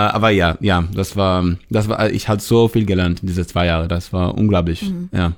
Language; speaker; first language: German; non-native, fluent; Hebrew